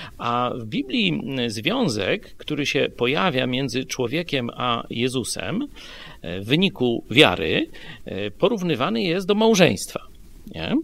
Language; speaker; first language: Polish; native; Polish